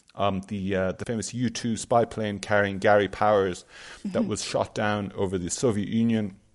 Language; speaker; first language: English; native; English